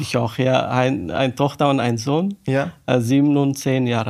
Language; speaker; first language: German; non-native, learner; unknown